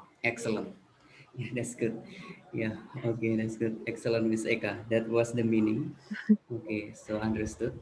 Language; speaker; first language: English; non-native, fluent; Indonesian